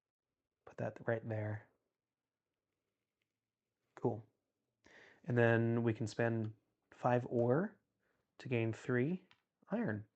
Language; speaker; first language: English; native; English